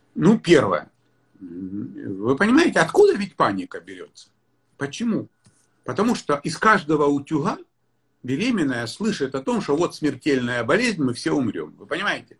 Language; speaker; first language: Russian; native; Russian